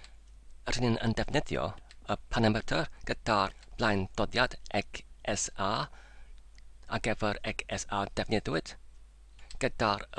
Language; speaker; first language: Welsh; non-native, learner; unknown